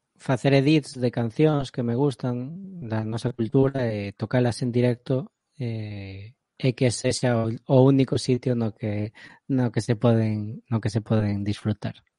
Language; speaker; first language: Galician; native; Galician